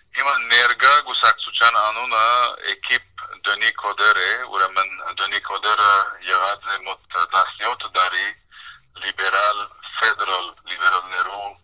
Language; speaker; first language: Armenian; early bilingual, heritage; Armenian